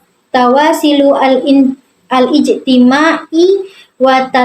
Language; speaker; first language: Arabic; non-native, learner; Indonesian